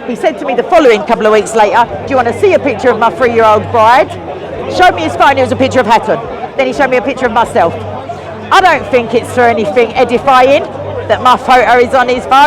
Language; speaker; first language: English; native; English